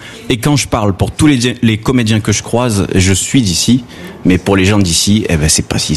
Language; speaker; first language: French; native; French